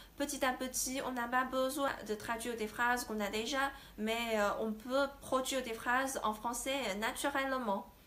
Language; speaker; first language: French; non-native, fluent; Chinese